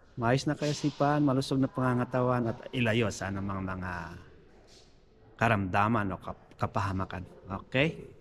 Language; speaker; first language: Filipino; non-native, local second language; Waray